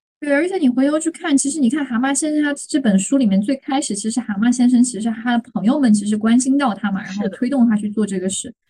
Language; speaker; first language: Chinese; native; Chinese